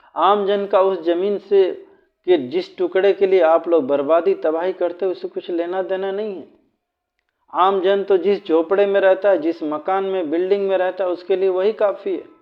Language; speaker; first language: Hindi; native; Hindi